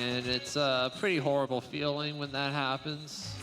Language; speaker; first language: English; native; English